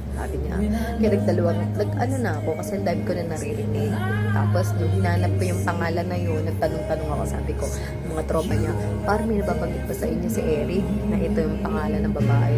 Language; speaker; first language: Filipino; native; Filipino